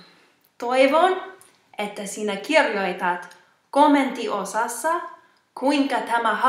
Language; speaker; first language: Finnish; non-native, fluent; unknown